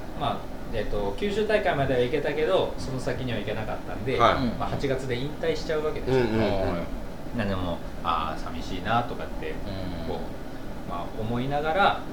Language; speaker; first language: Japanese; native; Japanese